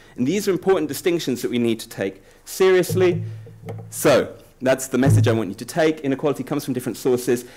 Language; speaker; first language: English; native; English